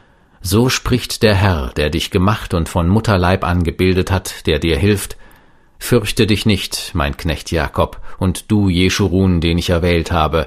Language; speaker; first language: German; native; German